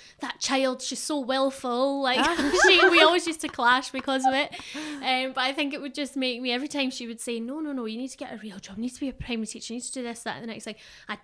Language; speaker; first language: English; native; English